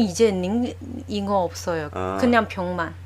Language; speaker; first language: Korean; non-native, learner; Chinese